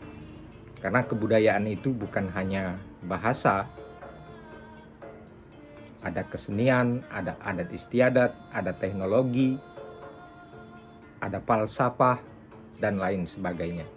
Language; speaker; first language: Indonesian; non-native, local second language; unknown